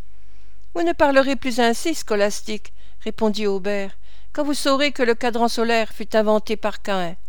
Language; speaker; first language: French; native; French